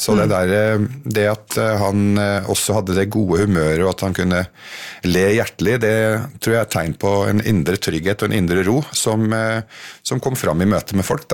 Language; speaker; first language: Norwegian; early bilingual, other home language; Arabic